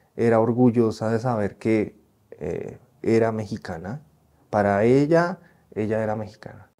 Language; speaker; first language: Spanish; native; Spanish